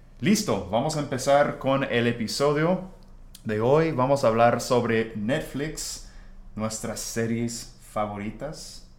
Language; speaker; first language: Spanish; non-native, fluent; English